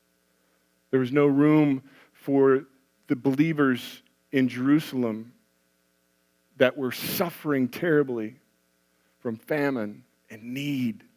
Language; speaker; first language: English; native; English